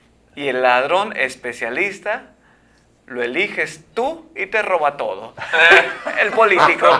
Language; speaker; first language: Spanish; native; Spanish